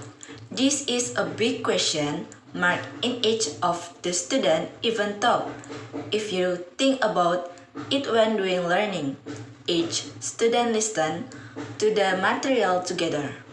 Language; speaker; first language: English; non-native, learner; Indonesian